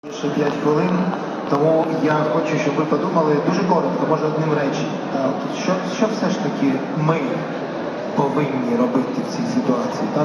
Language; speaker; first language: Ukrainian; native; Ukrainian